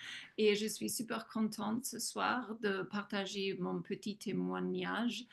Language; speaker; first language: French; non-native, fluent; German